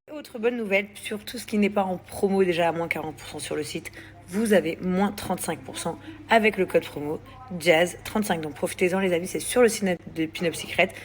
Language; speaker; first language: French; early bilingual, other home language; English